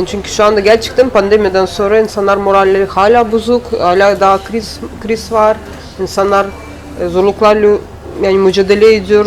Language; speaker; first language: Turkish; non-native, learner; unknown